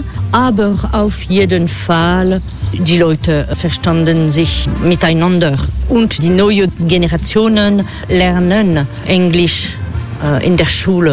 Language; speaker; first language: German; non-native, fluent; French